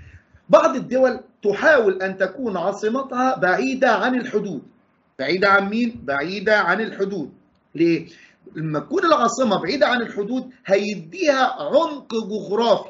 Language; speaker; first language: Arabic; native; Arabic